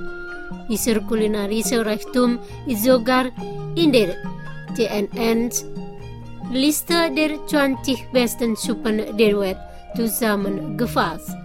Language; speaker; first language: German; non-native, fluent; Indonesian